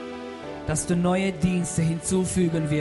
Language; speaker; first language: German; non-native, fluent; Russian